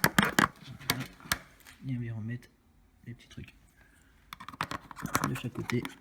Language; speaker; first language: French; native; French